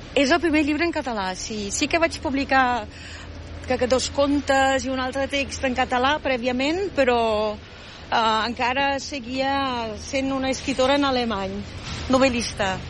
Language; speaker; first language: Catalan; non-native, fluent; Spanish